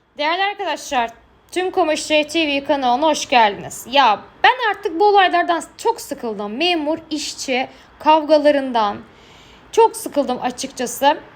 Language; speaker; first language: Turkish; native; Turkish